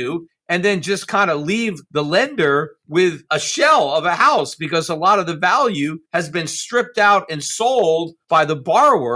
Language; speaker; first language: English; native; English